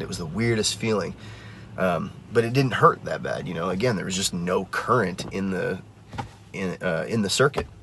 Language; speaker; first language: English; native; English